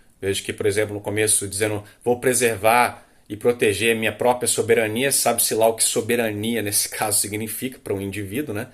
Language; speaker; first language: Portuguese; native; Portuguese